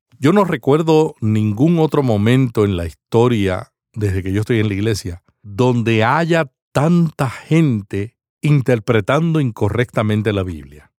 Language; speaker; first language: Spanish; native; Spanish